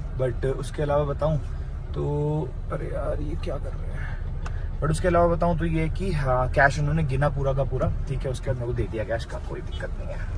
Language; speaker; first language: Hindi; native; Hindi